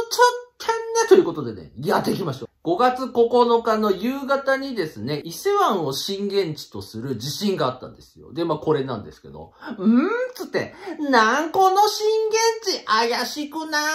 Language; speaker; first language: Japanese; native; Japanese